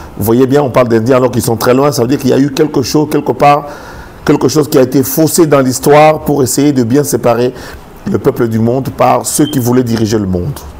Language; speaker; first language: French; non-native, local second language; Lingala